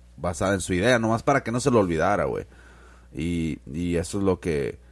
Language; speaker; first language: Spanish; early bilingual, heritage; Spanish